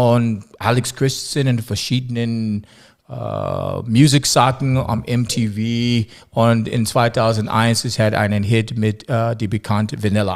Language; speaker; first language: German; non-native, learner; English